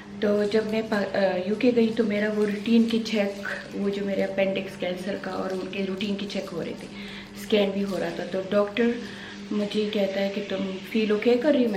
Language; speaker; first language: Urdu; non-native, local second language; Pashto